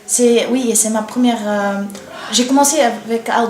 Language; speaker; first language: French; non-native, learner; Bulgarian